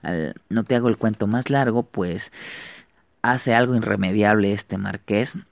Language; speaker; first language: Spanish; native; Spanish